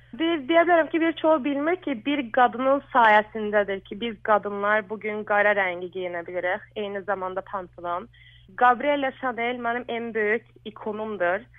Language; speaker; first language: Azerbaijani; early bilingual, heritage; Azerbaijani